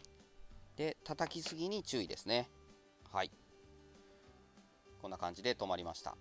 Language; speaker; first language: Japanese; native; Japanese